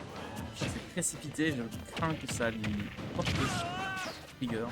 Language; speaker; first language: French; native; French